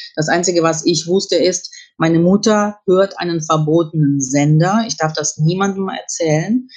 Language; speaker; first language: German; early bilingual, other home language; Russian